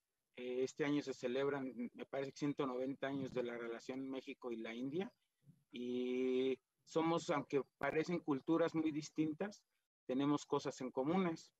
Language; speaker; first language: Spanish; native; Spanish